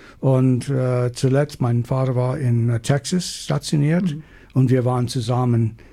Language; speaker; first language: German; non-native, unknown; English